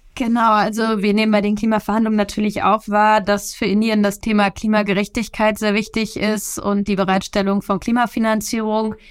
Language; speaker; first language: German; native; German